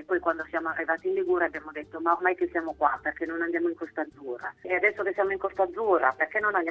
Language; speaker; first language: Italian; native; Italian